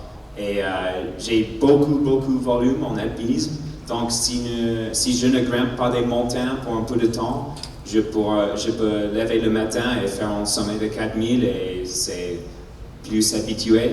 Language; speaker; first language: French; non-native, learner; English